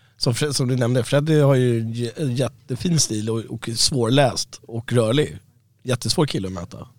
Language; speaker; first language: Swedish; native; Swedish